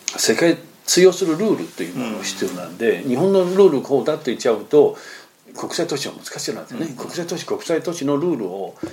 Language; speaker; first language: Japanese; non-native, fluent; Chinese